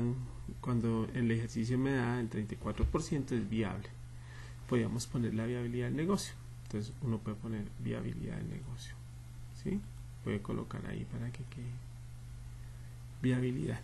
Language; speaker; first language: Spanish; native; Spanish